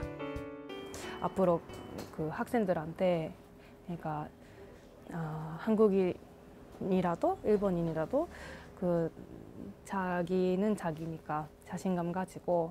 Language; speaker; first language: Korean; early bilingual, heritage; Japanese